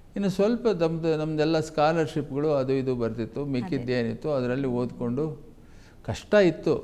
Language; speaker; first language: Kannada; native; Kannada